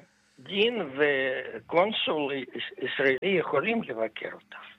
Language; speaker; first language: Hebrew; non-native, fluent; Russian